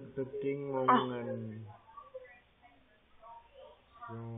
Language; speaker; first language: German; native; German